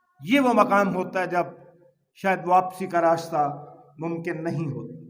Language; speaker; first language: Urdu; non-native, local second language; Punjabi